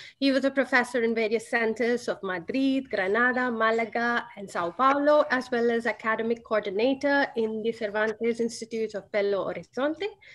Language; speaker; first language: English; non-native, local second language; Hindi